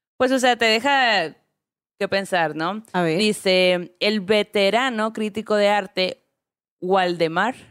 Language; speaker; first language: Spanish; native; Spanish